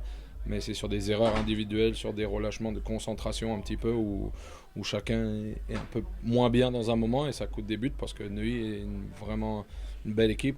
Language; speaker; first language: French; native; French